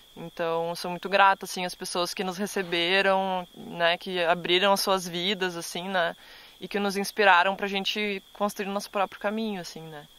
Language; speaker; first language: Portuguese; native; Portuguese